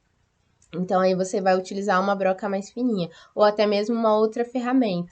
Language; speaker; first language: Portuguese; native; Portuguese